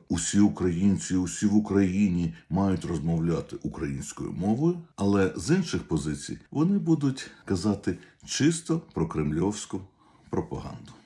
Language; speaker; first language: Ukrainian; non-native, local second language; Russian